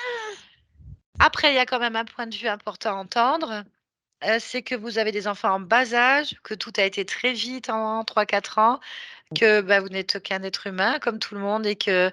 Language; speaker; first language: French; native; French